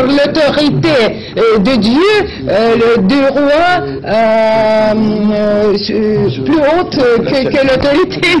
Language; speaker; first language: French; non-native, fluent; Russian